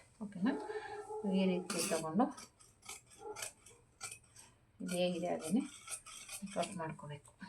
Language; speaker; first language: Kannada; native; Kannada